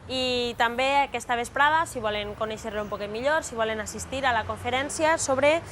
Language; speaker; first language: Catalan; native; Catalan